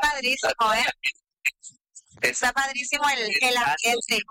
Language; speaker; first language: Spanish; native; Spanish